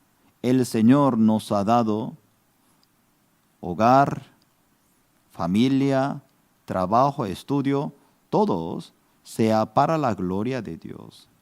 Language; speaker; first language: Spanish; non-native, fluent; Korean